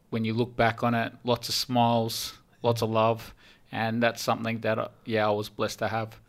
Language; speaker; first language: English; early bilingual, heritage; English